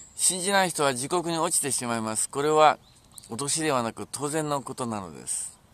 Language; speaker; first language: Japanese; native; Japanese